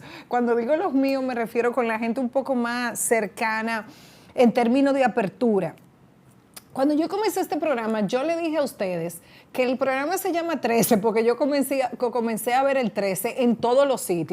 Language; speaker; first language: Spanish; native; Spanish